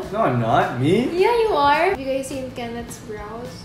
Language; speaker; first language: English; non-native, local second language; Filipino